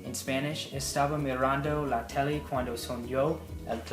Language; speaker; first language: Spanish; non-native, learner; English